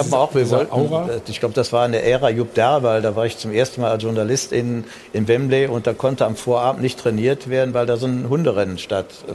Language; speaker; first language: German; native; German